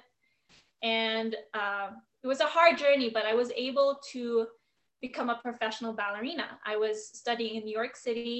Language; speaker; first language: English; non-native, local second language; Filipino